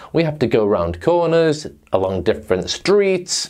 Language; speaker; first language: English; native; English